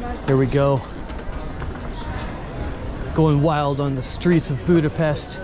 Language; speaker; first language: English; native; English